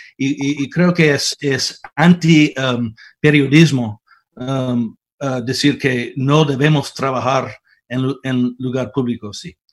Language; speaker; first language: Spanish; non-native, fluent; English